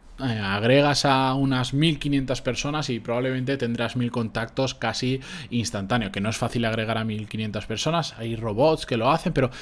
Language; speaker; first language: Spanish; native; Spanish